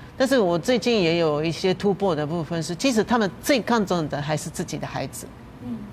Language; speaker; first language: Chinese; non-native, fluent; Japanese